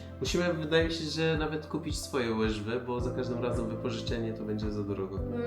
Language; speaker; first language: Polish; non-native, fluent; Persian